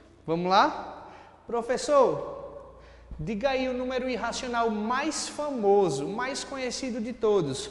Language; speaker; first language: Portuguese; native; Portuguese